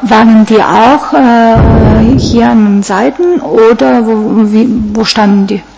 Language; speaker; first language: German; non-native, fluent; Italian